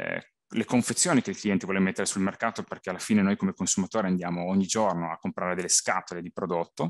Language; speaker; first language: Italian; native; Italian